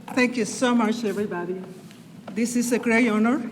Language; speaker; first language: English; non-native, fluent; Spanish